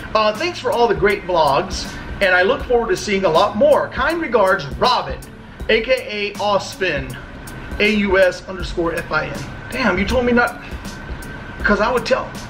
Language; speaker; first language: English; native; English